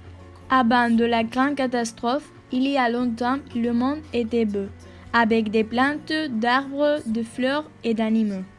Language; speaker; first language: French; non-native, learner; Spanish